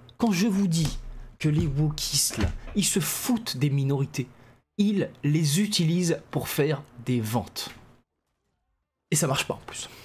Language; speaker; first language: French; native; French